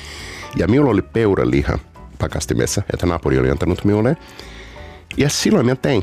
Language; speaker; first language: Finnish; non-native, fluent; Portuguese